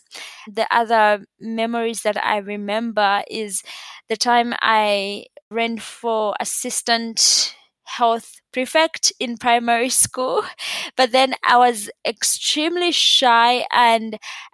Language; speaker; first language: English; non-native, local second language; Ganda